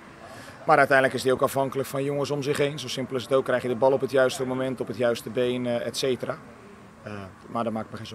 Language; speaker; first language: Dutch; native; Dutch